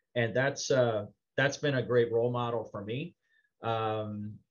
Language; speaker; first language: English; native; English